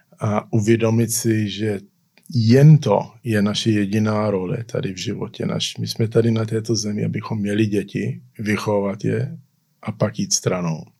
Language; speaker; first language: Czech; early bilingual, heritage; Czech